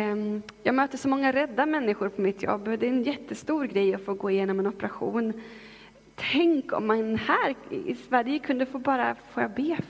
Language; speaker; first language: Swedish; native; Swedish